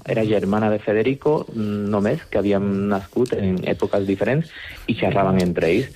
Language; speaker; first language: Catalan; non-native, local second language; Spanish